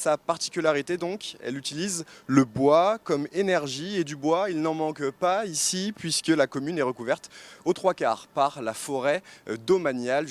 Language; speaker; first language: French; native; French